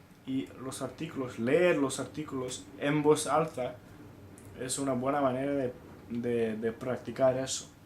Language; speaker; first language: Spanish; non-native, fluent; English